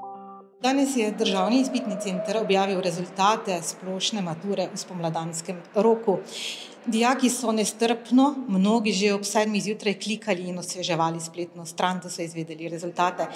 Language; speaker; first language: Slovenian; native; Slovenian